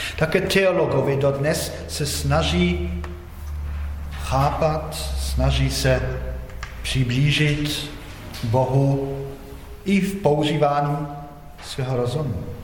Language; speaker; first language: Czech; non-native, fluent; Polish